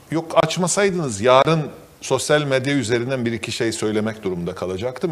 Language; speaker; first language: Turkish; native; Turkish